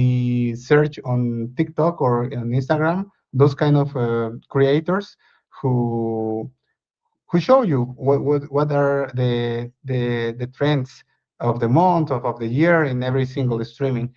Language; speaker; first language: English; non-native, fluent; Spanish